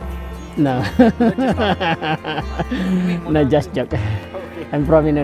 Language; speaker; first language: English; non-native, learner; Indonesian